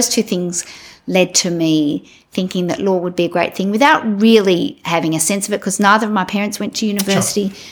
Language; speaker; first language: English; native; English